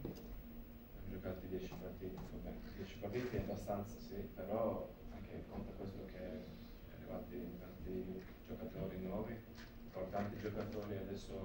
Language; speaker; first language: Italian; non-native, fluent; Latvian